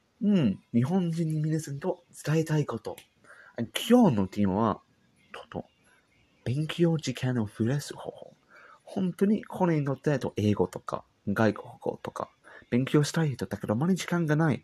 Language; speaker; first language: Japanese; non-native, learner; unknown